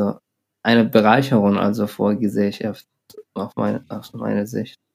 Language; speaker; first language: German; non-native, learner; Arabic